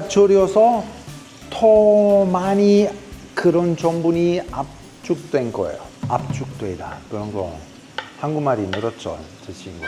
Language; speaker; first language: Korean; non-native, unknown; Italian